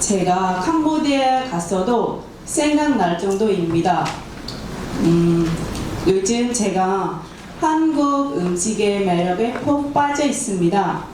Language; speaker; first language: Korean; non-native, learner; Khmer